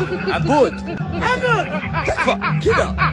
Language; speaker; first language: Arabic; native; Arabic